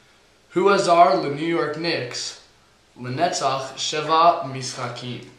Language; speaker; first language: Hebrew; non-native, learner; English